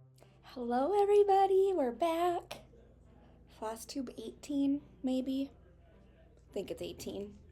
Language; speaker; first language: English; native; English